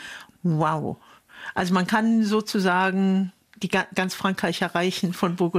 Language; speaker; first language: German; native; German